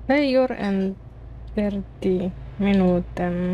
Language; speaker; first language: English; non-native, learner; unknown